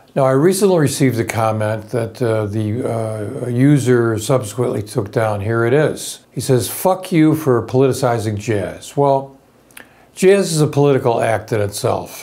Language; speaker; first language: English; native; English